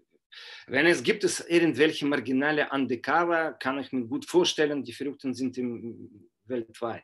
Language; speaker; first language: German; non-native, fluent; Russian